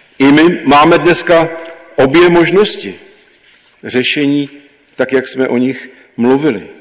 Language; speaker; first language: Czech; native; Czech